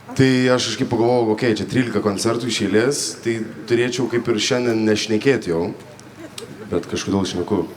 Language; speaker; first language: Lithuanian; native; Lithuanian